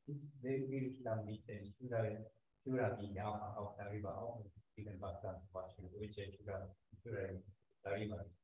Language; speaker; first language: German; non-native, fluent; Japanese